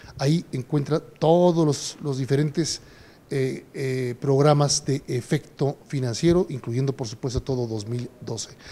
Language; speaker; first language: Spanish; native; Spanish